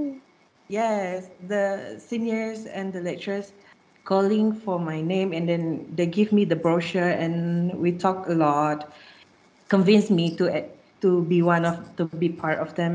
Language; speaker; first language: English; non-native, local second language; Malay